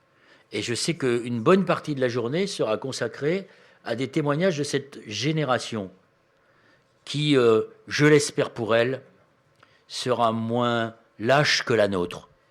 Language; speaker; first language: French; native; French